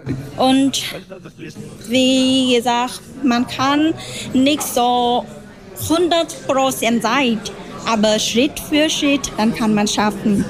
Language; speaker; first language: German; non-native, learner; Vietnamese